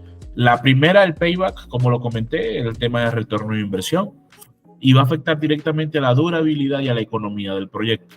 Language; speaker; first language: Spanish; native; Spanish